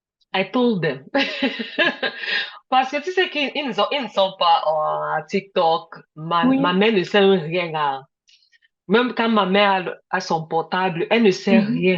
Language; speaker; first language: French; non-native, learner; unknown